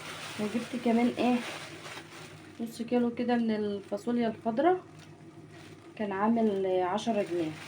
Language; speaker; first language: Arabic; native; Arabic